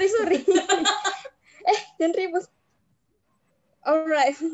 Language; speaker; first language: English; non-native, learner; Indonesian